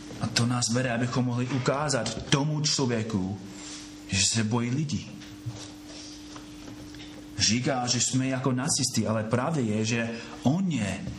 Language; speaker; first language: Czech; non-native, fluent; English